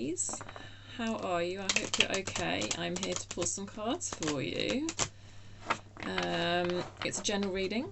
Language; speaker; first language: English; native; English